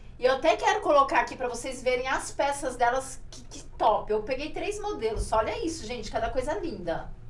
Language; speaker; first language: Portuguese; native; Portuguese